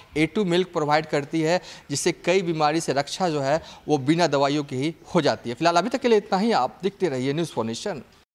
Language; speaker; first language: Hindi; native; Hindi